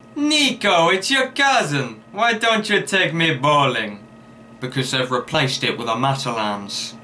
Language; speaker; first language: English; native; English